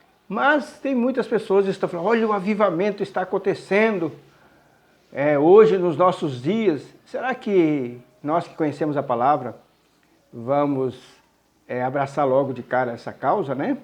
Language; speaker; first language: Portuguese; native; Portuguese